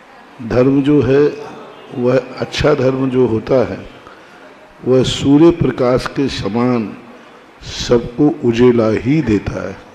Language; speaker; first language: Hindi; native; Hindi